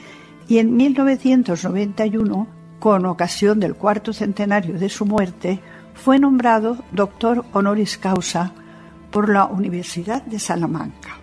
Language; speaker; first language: Spanish; native; Spanish